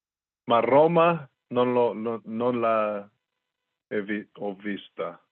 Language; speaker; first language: Italian; non-native, learner; English